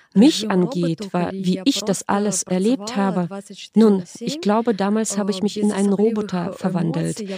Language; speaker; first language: German; non-native, fluent; Belarusian